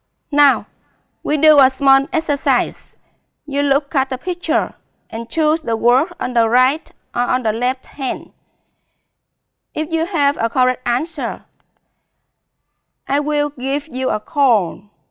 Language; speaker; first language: English; non-native, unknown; Vietnamese